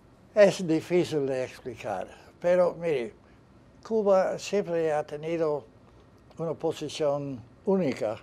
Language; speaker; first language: Spanish; non-native, fluent; English